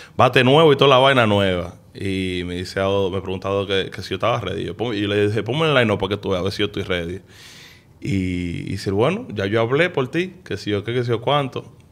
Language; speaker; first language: Spanish; early bilingual, heritage; Spanish